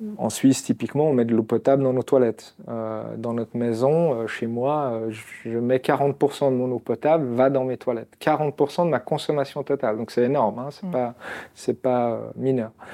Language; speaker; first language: French; non-native, local second language; Arabic